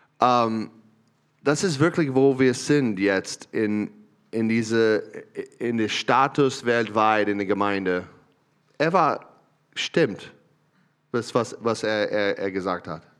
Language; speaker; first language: German; non-native, learner; English